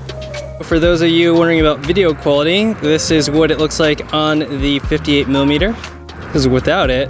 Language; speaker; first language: English; native; English